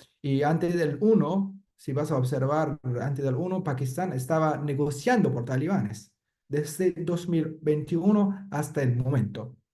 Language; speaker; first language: Spanish; non-native, fluent; Persian